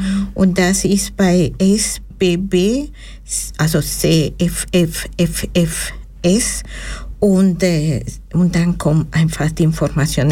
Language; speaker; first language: German; non-native, fluent; Spanish